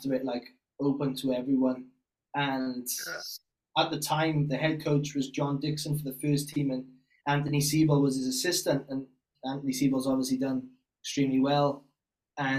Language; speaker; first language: English; native; English